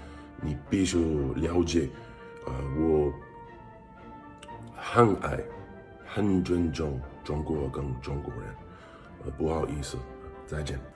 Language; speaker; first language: Chinese; non-native, learner; English